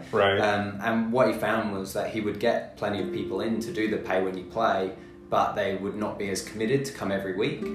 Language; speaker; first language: English; native; English